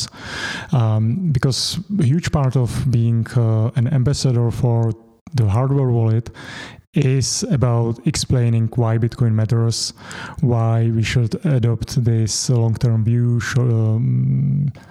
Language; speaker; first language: English; non-native, fluent; Czech